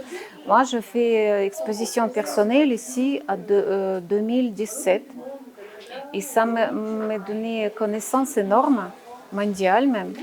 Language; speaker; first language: French; non-native, learner; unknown